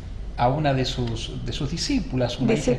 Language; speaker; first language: Spanish; native; Spanish